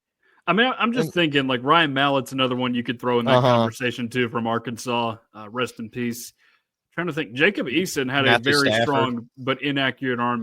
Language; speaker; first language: English; native; English